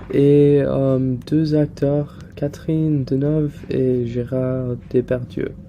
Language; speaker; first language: French; non-native, learner; English